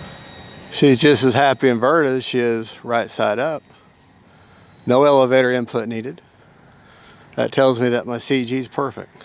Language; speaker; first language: English; native; English